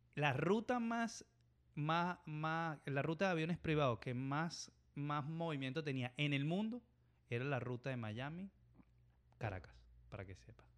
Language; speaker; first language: Spanish; native; Spanish